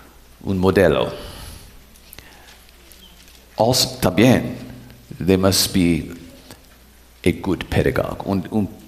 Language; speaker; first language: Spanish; non-native, learner; English